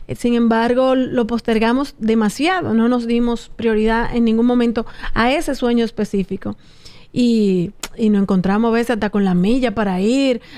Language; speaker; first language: Spanish; native; Spanish